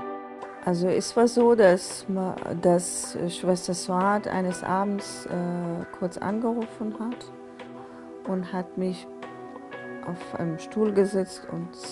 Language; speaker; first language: German; non-native, fluent; Persian